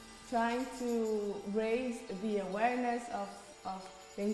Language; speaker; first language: English; non-native, fluent; Portuguese